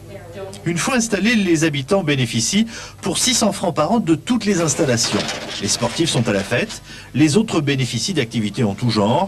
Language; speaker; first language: French; native; French